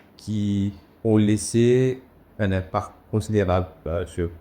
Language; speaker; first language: French; non-native, local second language; Morisyen